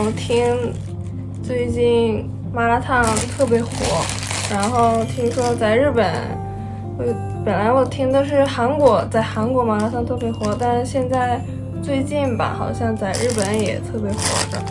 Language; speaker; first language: Chinese; non-native, fluent; Japanese